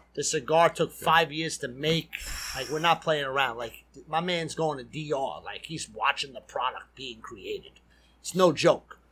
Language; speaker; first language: English; native; English